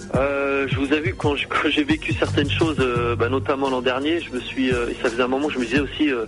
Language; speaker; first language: French; native; French